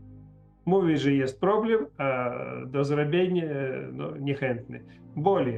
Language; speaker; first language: Polish; non-native, learner; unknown